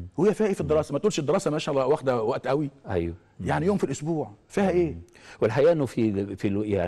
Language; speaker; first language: Arabic; native; Arabic